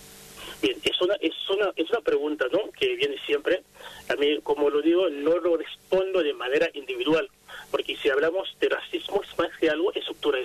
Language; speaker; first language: Spanish; non-native, fluent; Haitian Creole